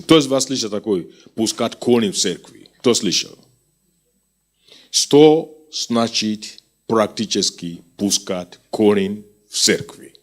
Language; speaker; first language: Russian; non-native, fluent; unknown